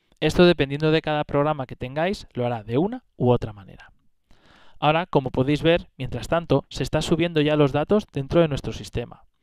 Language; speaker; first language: Spanish; native; Spanish